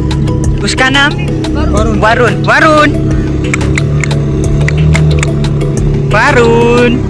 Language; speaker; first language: Hindi; non-native, local second language; Khasi